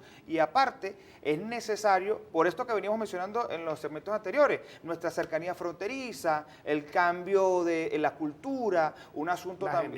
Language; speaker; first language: Spanish; native; Spanish